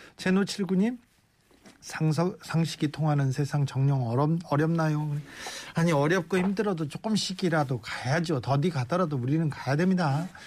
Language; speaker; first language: Korean; native; Korean